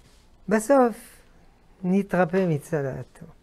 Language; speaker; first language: Hebrew; non-native, fluent; French